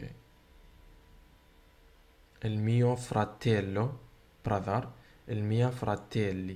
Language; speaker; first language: Italian; non-native, learner; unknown